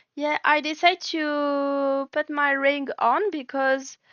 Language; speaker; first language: English; non-native, learner; French